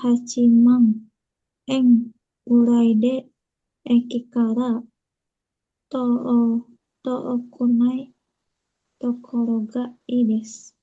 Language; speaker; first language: Japanese; non-native, learner; Indonesian